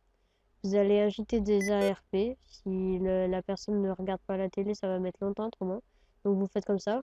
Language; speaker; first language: French; native; French